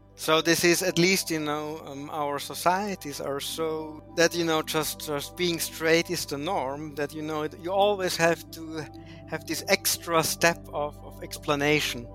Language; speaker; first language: English; non-native, fluent; German